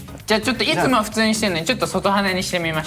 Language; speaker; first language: Japanese; native; Japanese